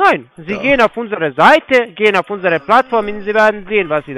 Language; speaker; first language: German; non-native, fluent; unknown